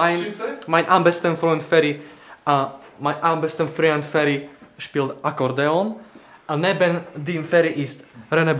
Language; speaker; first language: German; non-native, learner; Slovak